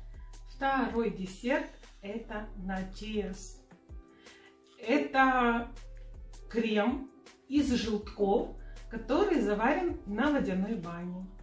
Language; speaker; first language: Russian; native; Russian